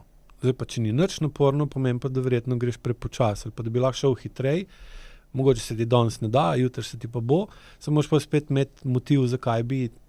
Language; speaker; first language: Slovenian; native; Slovenian